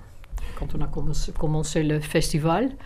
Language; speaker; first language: French; non-native, fluent; Dutch